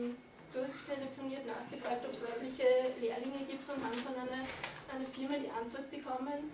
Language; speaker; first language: German; native; German